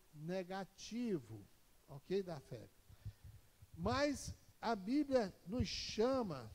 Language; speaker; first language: Portuguese; native; Portuguese